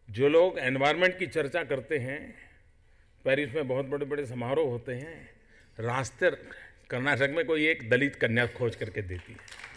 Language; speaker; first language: Hindi; non-native, local second language; Gujarati